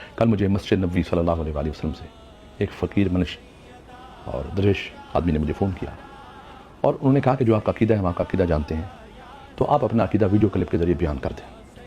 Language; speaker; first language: Urdu; non-native, local second language; Saraiki